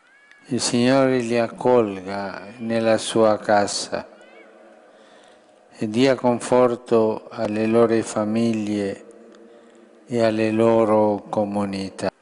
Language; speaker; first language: Italian; non-native, fluent; Spanish